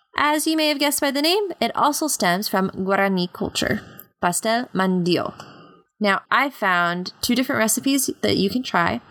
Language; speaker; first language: English; native; English